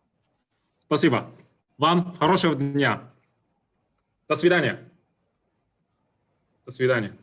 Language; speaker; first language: Russian; non-native, fluent; Chinese